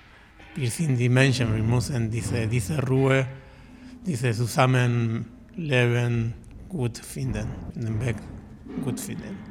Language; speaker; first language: German; non-native, learner; Spanish